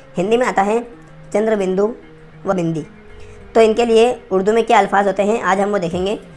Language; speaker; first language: Hindi; native; Hindi